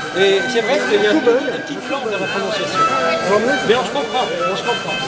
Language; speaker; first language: French; native; French